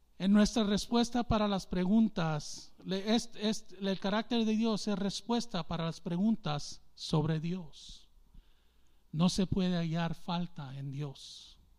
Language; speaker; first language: Spanish; early bilingual, heritage; English